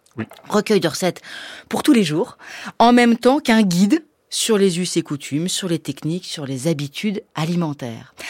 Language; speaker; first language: French; native; French